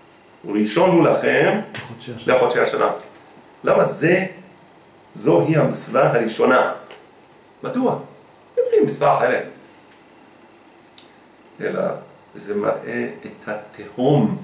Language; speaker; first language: Hebrew; non-native, fluent; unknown